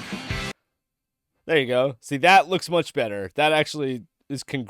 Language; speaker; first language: English; native; English